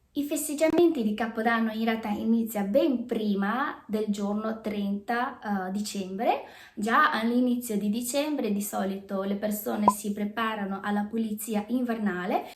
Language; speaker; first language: Italian; early bilingual, other home language; Chinese